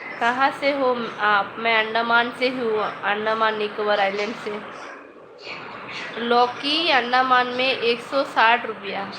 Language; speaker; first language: Hindi; non-native, local second language; Bangla